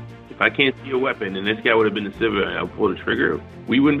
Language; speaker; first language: English; early bilingual, other home language; French